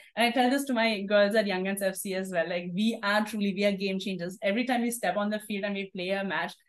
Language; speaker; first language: English; non-native, fluent; German